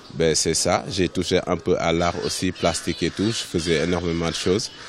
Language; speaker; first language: French; non-native, local second language; Wolof